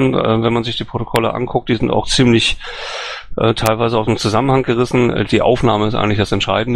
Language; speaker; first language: German; native; German